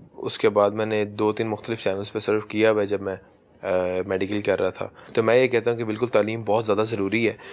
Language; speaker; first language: Urdu; early bilingual, heritage; Urdu